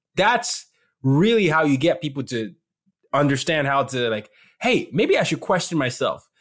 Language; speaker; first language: English; non-native, local second language; Yoruba